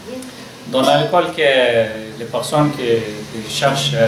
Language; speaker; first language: French; non-native, learner; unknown